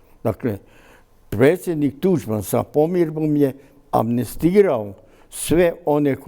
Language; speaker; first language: Croatian; native; Croatian